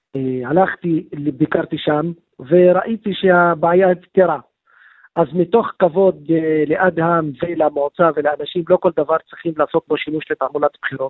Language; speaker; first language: Hebrew; non-native, local second language; Arabic